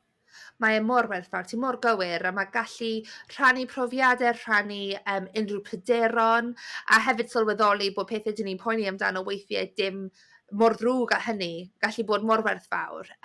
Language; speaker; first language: Welsh; native; Welsh